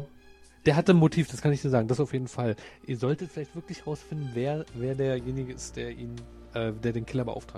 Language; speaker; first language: German; native; German